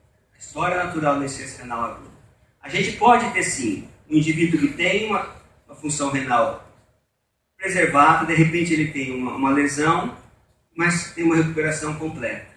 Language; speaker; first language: Portuguese; native; Portuguese